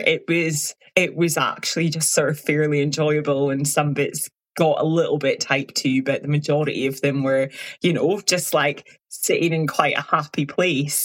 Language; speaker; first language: English; native; English